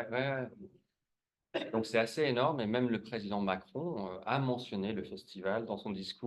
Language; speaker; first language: French; native; French